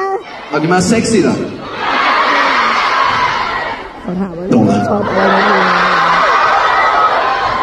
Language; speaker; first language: Chinese; early bilingual, heritage; English